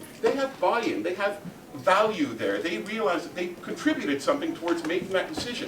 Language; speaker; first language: English; native; English